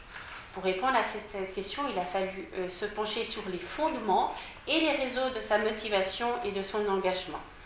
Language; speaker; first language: French; native; French